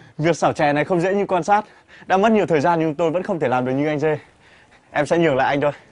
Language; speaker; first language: Vietnamese; native; Vietnamese